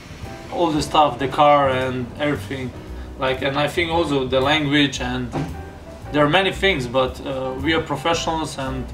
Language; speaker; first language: English; non-native, fluent; German